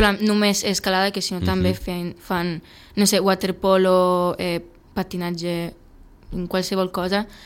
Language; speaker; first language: Catalan; early bilingual, other home language; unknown